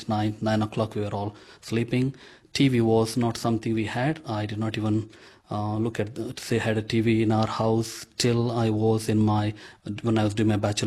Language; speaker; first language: English; non-native, local second language; Konkani